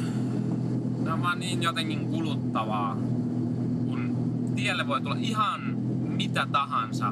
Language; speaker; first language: Finnish; native; Finnish